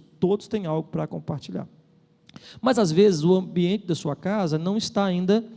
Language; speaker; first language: Portuguese; native; Portuguese